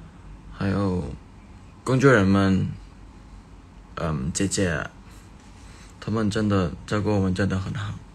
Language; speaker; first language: Chinese; non-native, learner; Thai